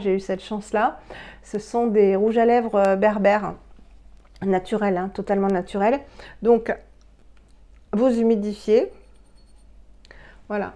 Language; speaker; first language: French; native; French